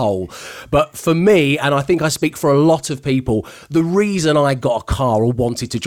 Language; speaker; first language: English; native; English